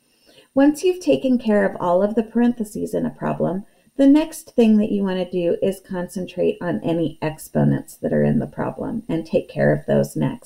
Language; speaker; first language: English; native; English